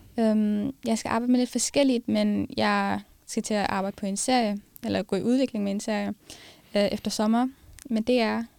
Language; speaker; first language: Danish; early bilingual, other home language; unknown